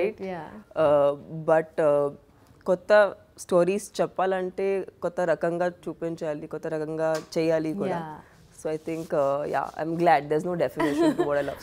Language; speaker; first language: Telugu; non-native, local second language; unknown